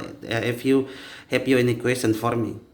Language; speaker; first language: English; non-native, learner; Indonesian